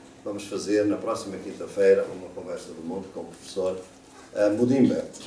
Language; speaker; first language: Portuguese; native; Portuguese